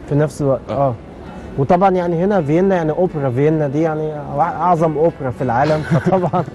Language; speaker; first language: Arabic; native; Arabic